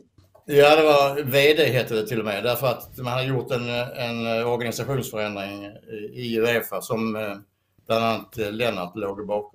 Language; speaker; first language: Swedish; native; Swedish